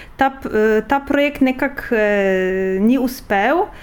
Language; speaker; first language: Slovenian; non-native, fluent; Polish